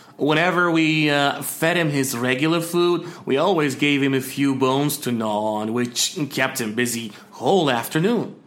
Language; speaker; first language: English; non-native, fluent; Persian